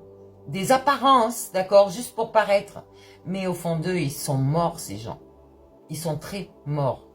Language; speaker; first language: French; native; French